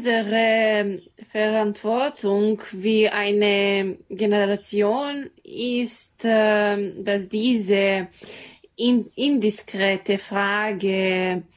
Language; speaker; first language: German; non-native, learner; Serbian